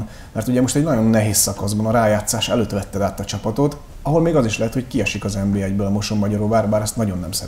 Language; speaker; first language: Hungarian; native; Hungarian